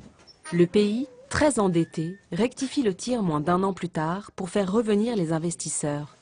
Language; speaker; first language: French; native; French